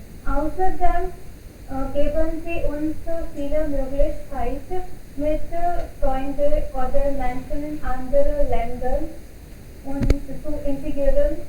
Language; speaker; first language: German; non-native, learner; Hindi